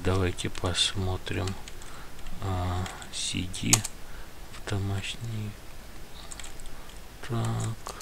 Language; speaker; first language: Russian; native; Russian